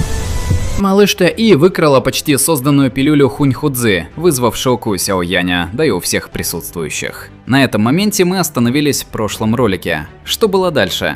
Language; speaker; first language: Russian; native; Russian